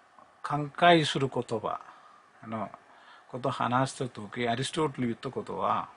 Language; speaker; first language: Japanese; non-native, learner; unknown